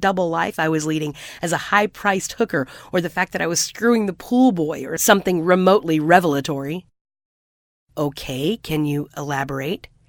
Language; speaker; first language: English; native; English